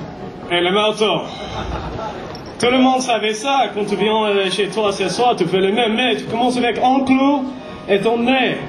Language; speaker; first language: French; non-native, fluent; English